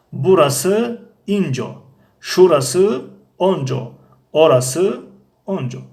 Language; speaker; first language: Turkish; non-native, fluent; Tajik